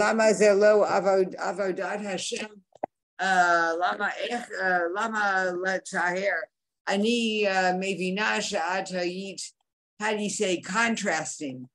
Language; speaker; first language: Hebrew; non-native, learner; English